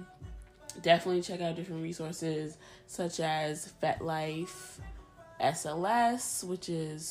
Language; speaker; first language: English; early bilingual, other home language; Spanish